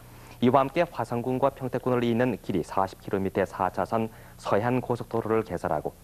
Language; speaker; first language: Korean; native; Korean